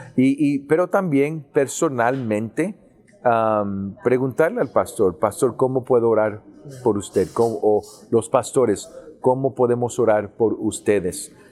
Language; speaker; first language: Spanish; early bilingual, heritage; English